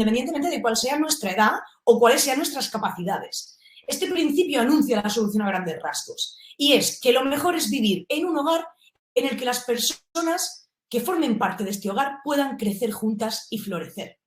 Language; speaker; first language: Spanish; native; Spanish